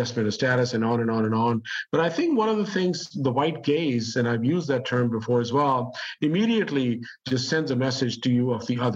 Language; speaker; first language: English; non-native, local second language; Urdu